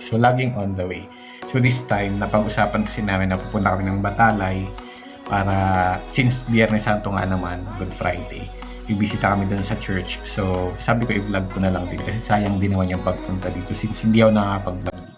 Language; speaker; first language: Filipino; non-native, local second language; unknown